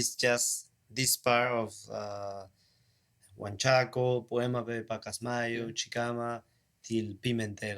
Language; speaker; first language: English; non-native, learner; Spanish